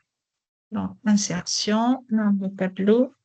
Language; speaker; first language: French; non-native, local second language; Arabic